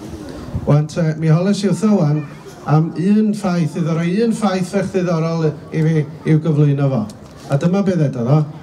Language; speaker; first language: Welsh; native; Welsh